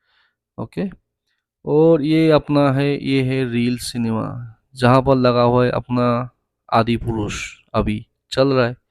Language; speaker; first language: Hindi; non-native, local second language; Assamese